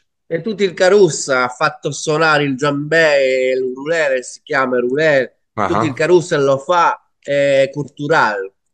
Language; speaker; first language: Italian; non-native, learner; French